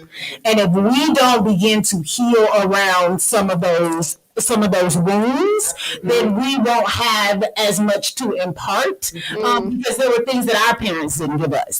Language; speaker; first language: English; native; English